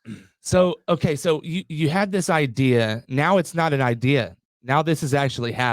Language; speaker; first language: English; native; English